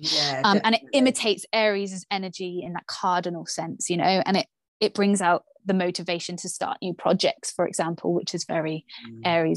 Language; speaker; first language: English; native; English